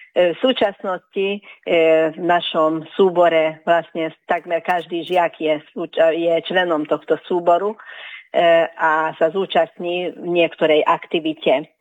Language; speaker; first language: Slovak; non-native, local second language; Hungarian